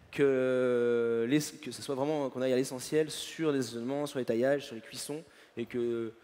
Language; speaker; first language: French; native; French